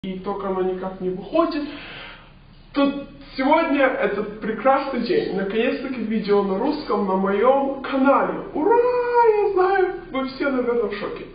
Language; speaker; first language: Russian; early bilingual, heritage; Russian